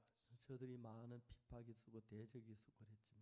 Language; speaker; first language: Korean; native; Korean